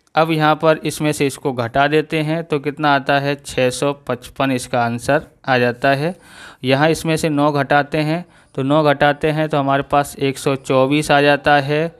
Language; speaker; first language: Hindi; non-native, local second language; Gujarati